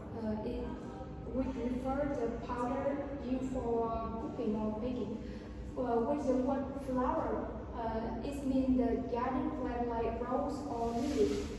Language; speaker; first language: English; non-native, learner; Vietnamese